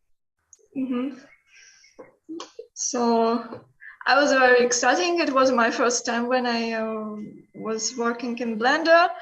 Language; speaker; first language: English; non-native, learner; Russian